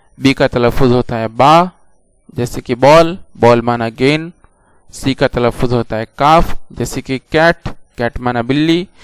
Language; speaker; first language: Urdu; native; Urdu